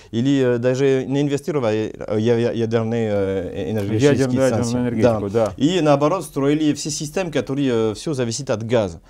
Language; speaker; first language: Russian; non-native, learner; French